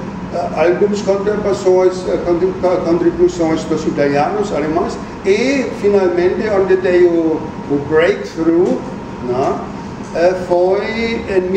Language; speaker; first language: Portuguese; non-native, fluent; German